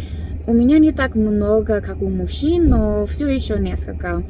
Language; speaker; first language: Russian; non-native, learner; English